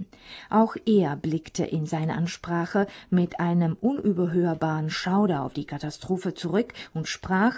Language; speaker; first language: German; non-native, fluent; Czech